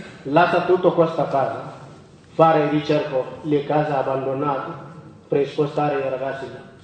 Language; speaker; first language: Italian; non-native, learner; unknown